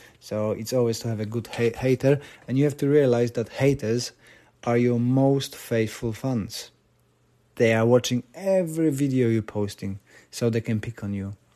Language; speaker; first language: English; non-native, fluent; Polish